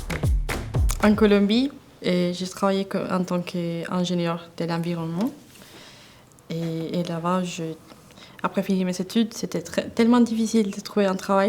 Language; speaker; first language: French; non-native, fluent; Spanish